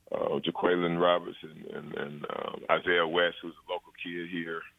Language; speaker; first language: English; native; English